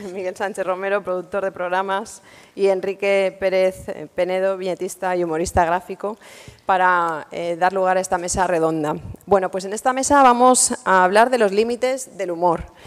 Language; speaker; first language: Spanish; native; Spanish